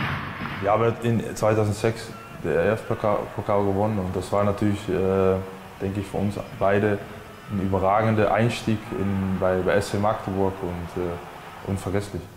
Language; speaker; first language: German; native; German